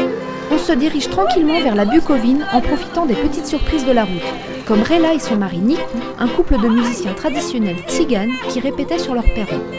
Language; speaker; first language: French; native; French